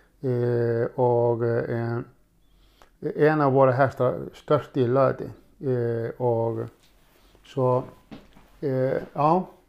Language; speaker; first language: Swedish; non-native, fluent; Icelandic